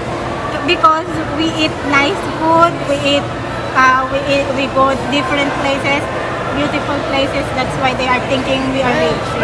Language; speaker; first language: English; non-native, local second language; Filipino